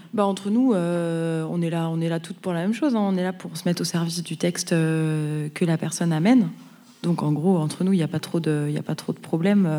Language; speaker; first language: French; native; French